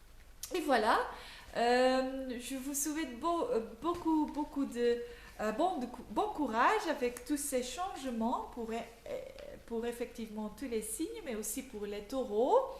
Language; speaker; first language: French; non-native, learner; Dutch